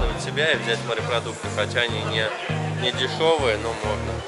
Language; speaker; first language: Russian; native; Russian